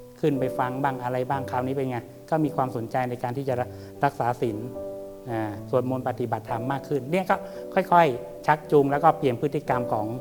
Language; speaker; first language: Thai; native; Thai